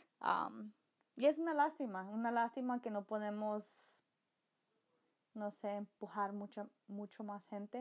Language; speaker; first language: Spanish; early bilingual, heritage; Spanish